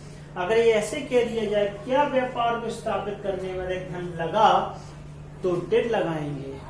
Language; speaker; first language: Hindi; native; Hindi